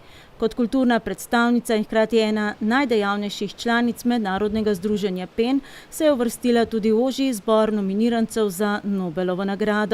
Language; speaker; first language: Slovenian; native; Slovenian